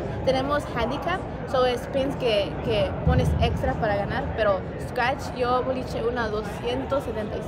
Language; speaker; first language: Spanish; early bilingual, heritage; Spanish